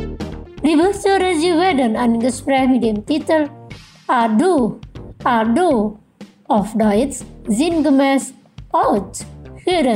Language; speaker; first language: German; non-native, fluent; Indonesian